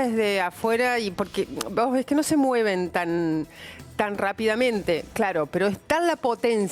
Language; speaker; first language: Spanish; native; Spanish